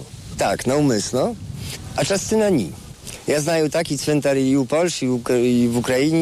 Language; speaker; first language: Ukrainian; non-native, fluent; Polish